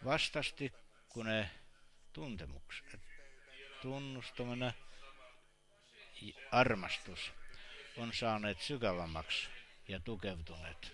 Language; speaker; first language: Finnish; non-native, learner; Estonian